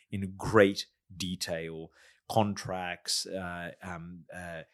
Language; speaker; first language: English; native; English